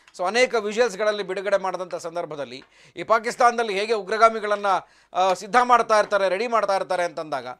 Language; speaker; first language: Kannada; native; Kannada